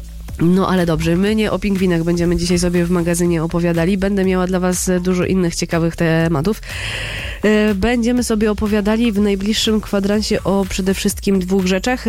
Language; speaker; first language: Polish; native; Polish